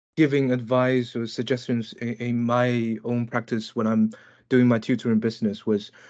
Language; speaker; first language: English; non-native, fluent; Chinese